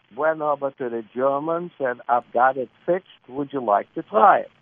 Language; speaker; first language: English; early bilingual, other home language; Lithuanian